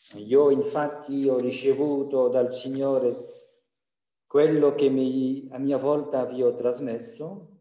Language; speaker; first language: Italian; non-native, fluent; French